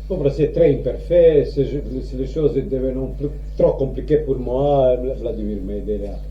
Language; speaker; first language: French; non-native, learner; Croatian